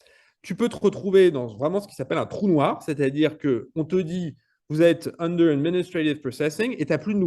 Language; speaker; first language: French; native; French